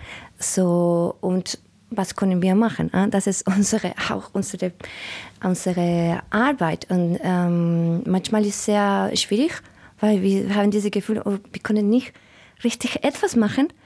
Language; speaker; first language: German; non-native, learner; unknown